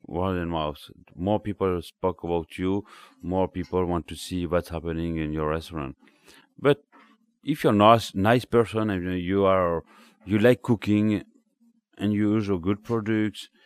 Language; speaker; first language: English; non-native, learner; French